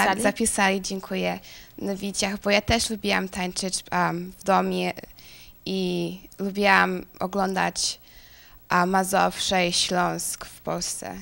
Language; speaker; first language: Polish; early bilingual, heritage; Polish